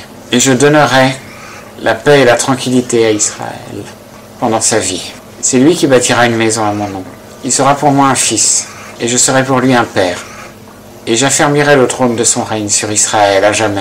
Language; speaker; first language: French; native; French